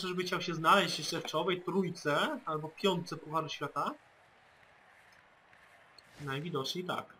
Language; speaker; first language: Polish; native; Polish